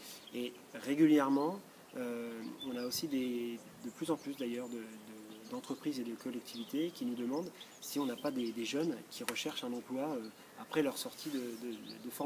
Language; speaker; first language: French; native; French